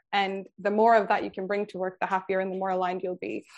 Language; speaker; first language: English; non-native, fluent; Swedish